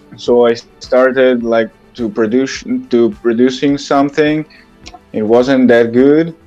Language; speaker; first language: English; non-native, learner; Italian